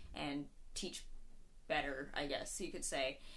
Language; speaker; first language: English; native; English